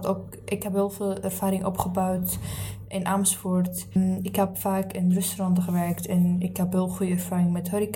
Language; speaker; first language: Dutch; early bilingual, other home language; Arabic